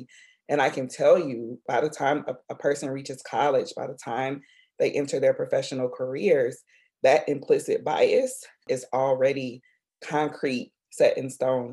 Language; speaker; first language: English; native; English